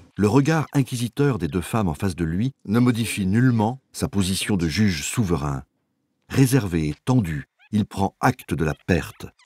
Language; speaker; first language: French; native; French